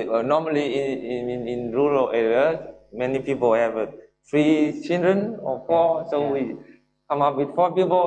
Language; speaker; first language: English; non-native, learner; Vietnamese